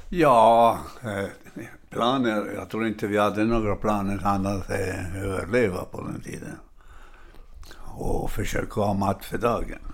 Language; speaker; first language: Swedish; non-native, fluent; Italian